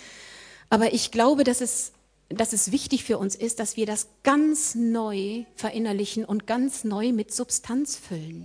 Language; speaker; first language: German; native; German